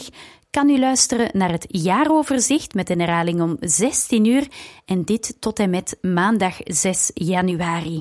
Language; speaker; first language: Dutch; native; Dutch